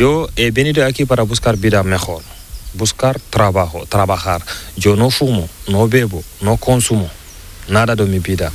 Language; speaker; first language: Spanish; non-native, learner; Fula